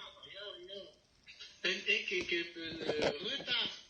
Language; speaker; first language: Dutch; non-native, learner; French